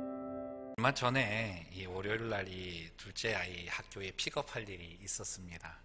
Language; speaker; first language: Korean; native; Korean